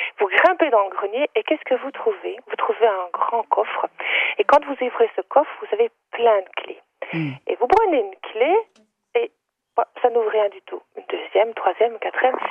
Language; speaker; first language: French; native; French